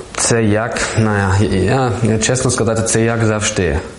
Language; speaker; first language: Ukrainian; non-native, learner; German